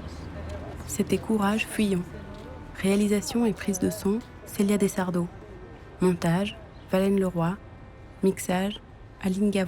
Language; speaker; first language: French; native; French